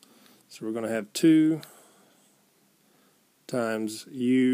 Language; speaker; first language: English; native; English